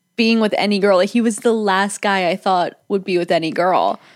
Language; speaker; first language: English; native; English